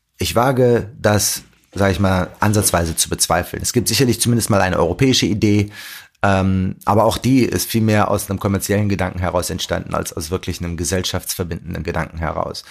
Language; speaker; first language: German; early bilingual, other home language; Arabic